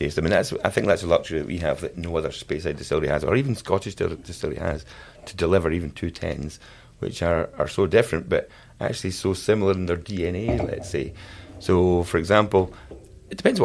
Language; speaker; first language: English; native; English